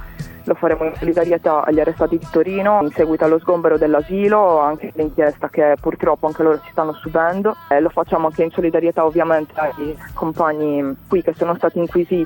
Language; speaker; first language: Italian; native; Italian